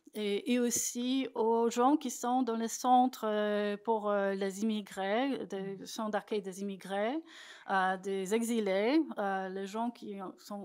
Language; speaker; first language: French; non-native, fluent; Polish